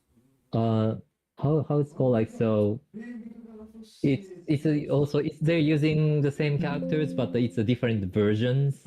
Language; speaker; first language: English; non-native, fluent; Japanese